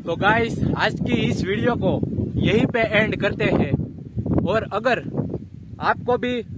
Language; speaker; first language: Hindi; non-native, local second language; Gujarati